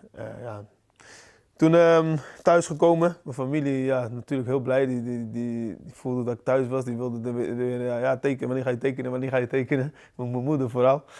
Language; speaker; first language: Dutch; native; Dutch